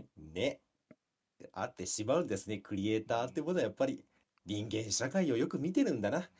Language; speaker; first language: Japanese; native; Japanese